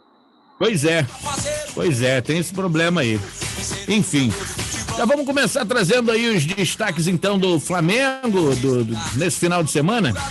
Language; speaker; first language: Portuguese; native; Portuguese